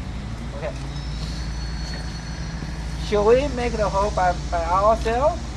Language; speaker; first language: English; non-native, learner; Chinese